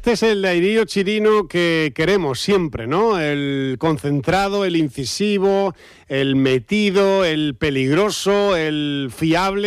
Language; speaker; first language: Spanish; native; Spanish